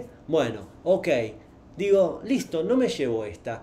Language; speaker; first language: Spanish; native; Spanish